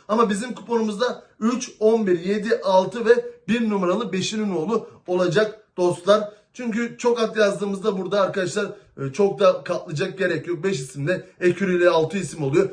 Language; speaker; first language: Turkish; native; Turkish